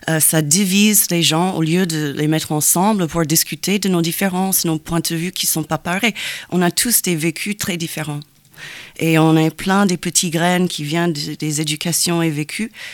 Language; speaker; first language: French; non-native, fluent; English